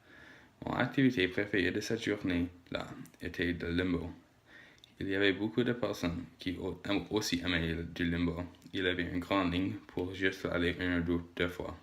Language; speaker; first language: French; non-native, learner; English